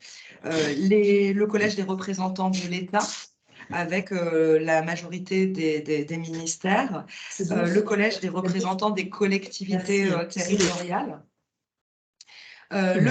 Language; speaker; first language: French; native; French